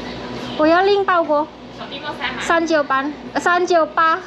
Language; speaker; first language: Chinese; non-native, learner; Indonesian